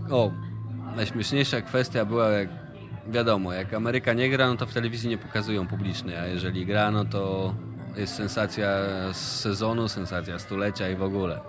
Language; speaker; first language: Polish; native; Polish